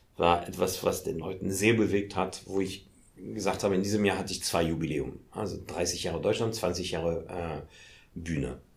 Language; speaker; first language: German; non-native, fluent; French